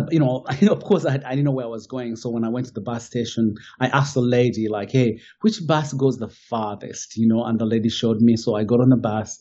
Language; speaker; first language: English; non-native, local second language; Kinyarwanda